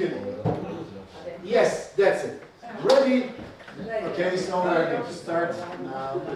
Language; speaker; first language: English; non-native, fluent; Turkish